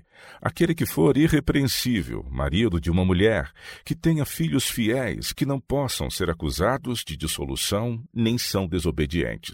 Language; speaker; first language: Portuguese; native; Portuguese